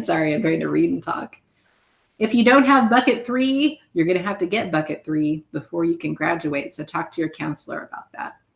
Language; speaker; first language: English; native; English